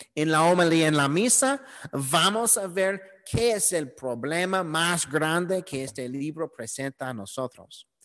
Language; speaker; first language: Spanish; non-native, learner; English